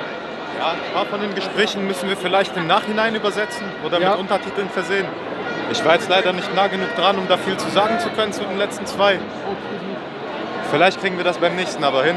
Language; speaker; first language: German; native; German